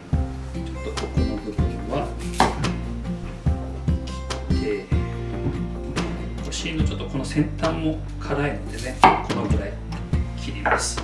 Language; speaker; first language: Japanese; native; Japanese